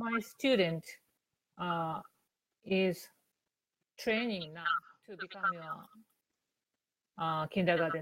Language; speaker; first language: English; non-native, learner; Japanese